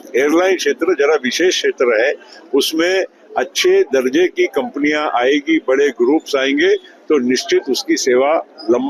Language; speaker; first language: Hindi; non-native, local second language; Marathi